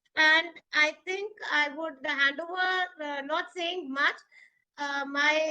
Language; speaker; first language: English; non-native, local second language; Punjabi